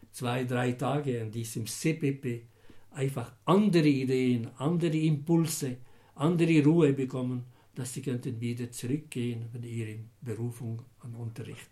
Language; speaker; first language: German; non-native, fluent; Arabic